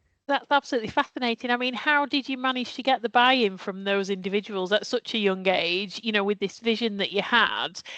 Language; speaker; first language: English; native; English